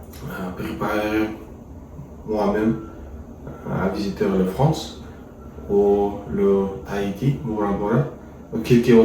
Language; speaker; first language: French; non-native, learner; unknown